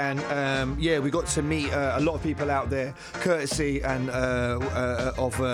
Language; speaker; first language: English; native; English